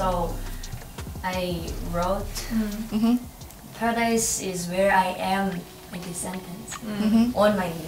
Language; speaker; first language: English; non-native, learner; Korean